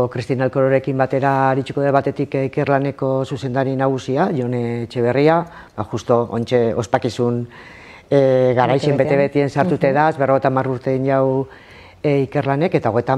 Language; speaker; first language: Basque; native; Basque